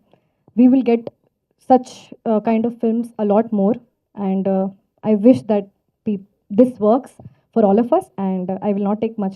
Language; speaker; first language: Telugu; non-native, fluent; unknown